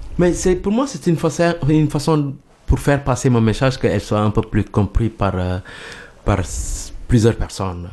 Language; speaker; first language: French; non-native, local second language; Mandingo